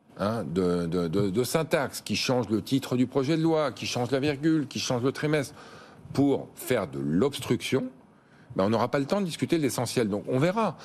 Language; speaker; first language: French; native; French